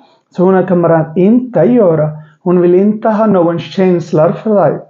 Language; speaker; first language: Swedish; non-native, learner; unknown